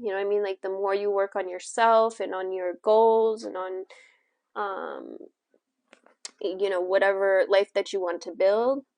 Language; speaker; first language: English; native; English